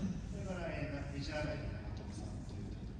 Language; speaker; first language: Japanese; native; Japanese